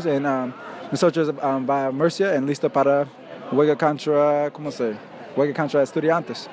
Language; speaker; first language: Spanish; non-native, learner; English